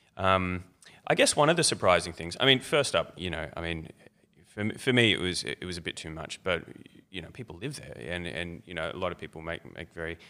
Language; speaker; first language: English; native; English